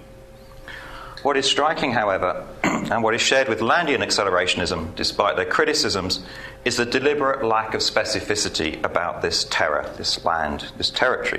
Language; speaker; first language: English; native; English